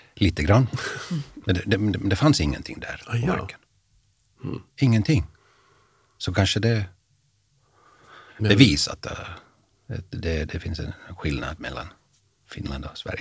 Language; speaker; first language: Swedish; non-native, fluent; Finnish